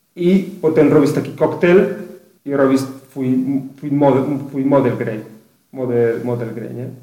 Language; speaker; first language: Polish; non-native, learner; Spanish